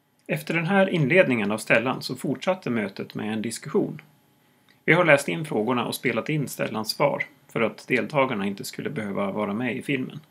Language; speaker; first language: Swedish; native; Swedish